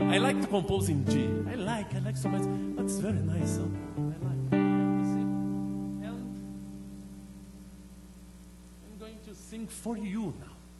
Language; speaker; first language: English; non-native, learner; Portuguese